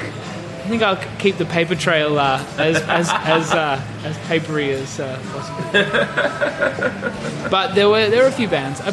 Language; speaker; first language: English; native; English